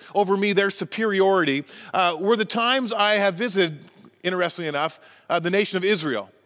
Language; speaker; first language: English; native; English